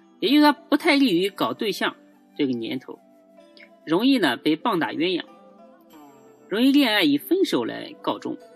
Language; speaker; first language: Chinese; native; Chinese